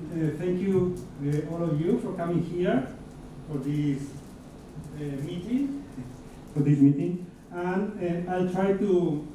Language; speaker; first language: English; non-native, fluent; Spanish